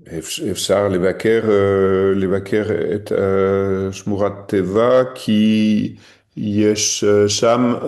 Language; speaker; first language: Hebrew; non-native, learner; French